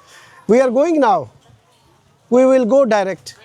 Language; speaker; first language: English; non-native, learner; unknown